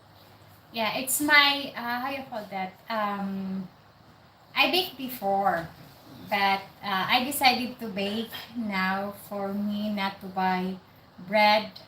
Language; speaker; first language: English; non-native, local second language; Cebuano